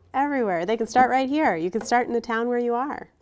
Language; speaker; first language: English; native; English